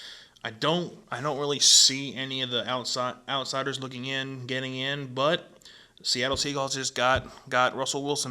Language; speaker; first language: English; native; English